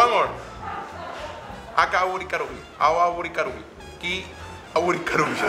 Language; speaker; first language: Japanese; non-native, learner; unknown